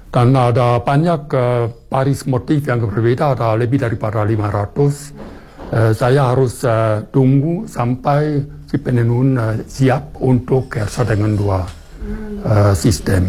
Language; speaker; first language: Indonesian; non-native, fluent; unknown